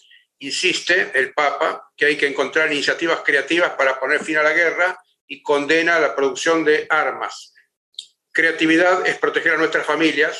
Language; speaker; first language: Spanish; native; Spanish